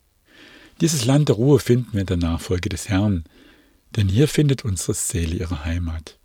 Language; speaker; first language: German; native; German